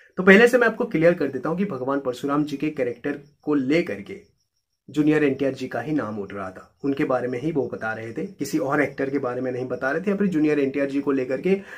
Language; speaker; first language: Hindi; native; Hindi